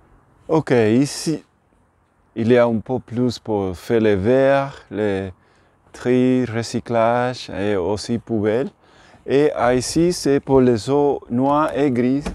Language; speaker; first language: French; non-native, learner; Spanish